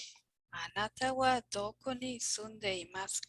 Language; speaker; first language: Japanese; non-native, learner; English